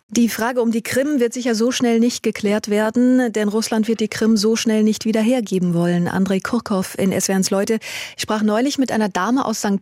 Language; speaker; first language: German; native; German